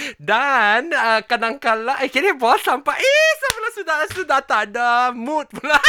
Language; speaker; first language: Malay; non-native, local second language; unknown